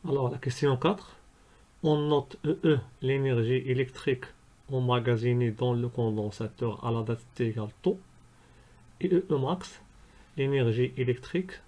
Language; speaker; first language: French; non-native, local second language; Arabic